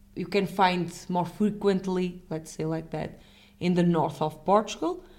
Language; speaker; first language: English; non-native, fluent; Portuguese